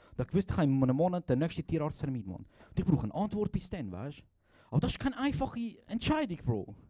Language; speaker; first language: German; early bilingual, other home language; Croatian